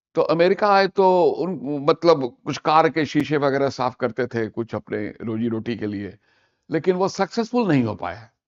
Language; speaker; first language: Hindi; native; Hindi